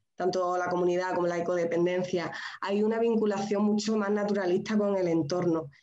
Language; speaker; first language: Spanish; native; Spanish